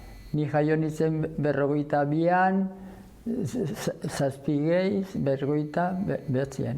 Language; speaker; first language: Basque; native; Basque